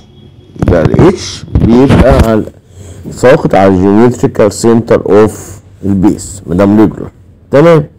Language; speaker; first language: Arabic; native; Arabic